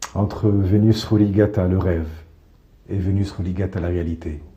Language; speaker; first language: French; non-native, local second language; Arabic